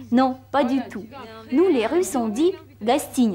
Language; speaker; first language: French; non-native, fluent; Russian